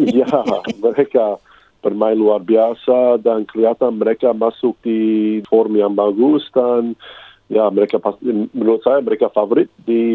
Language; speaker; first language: Indonesian; non-native, fluent; English